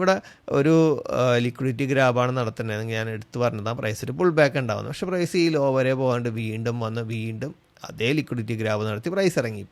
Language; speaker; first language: Malayalam; native; Malayalam